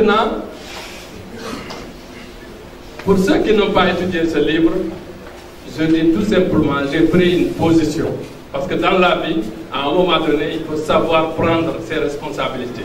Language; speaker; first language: French; non-native, local second language; Fula